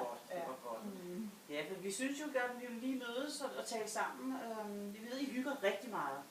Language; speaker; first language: Danish; native; Danish